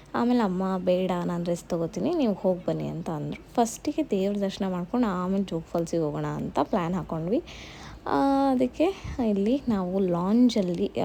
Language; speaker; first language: Kannada; non-native, local second language; Marathi